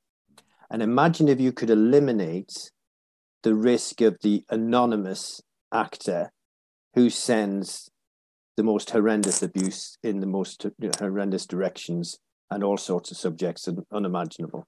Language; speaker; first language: English; native; English